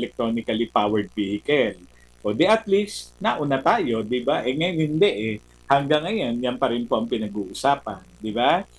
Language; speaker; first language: Filipino; native; Filipino